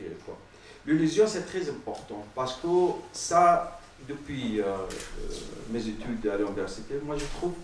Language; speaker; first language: French; non-native, learner; Arabic